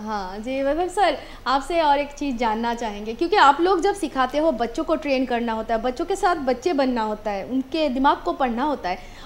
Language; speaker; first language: Hindi; non-native, local second language; Assamese